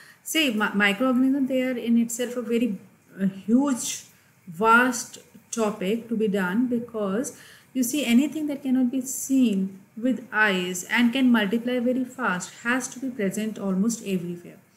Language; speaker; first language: English; non-native, local second language; Hindi